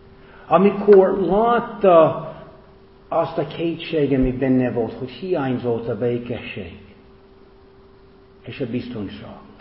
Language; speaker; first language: Hungarian; non-native, fluent; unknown